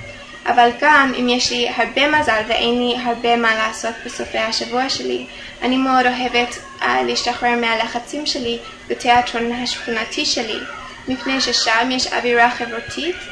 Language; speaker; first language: Hebrew; non-native, fluent; English